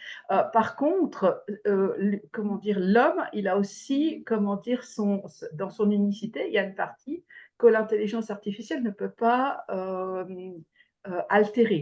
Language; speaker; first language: French; native; French